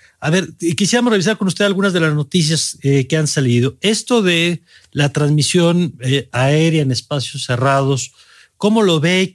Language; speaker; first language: Spanish; native; Spanish